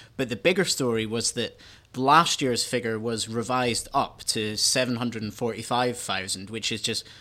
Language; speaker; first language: English; native; English